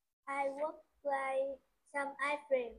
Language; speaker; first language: English; non-native, learner; Vietnamese